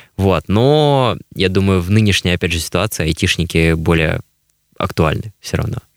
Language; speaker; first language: Russian; native; Russian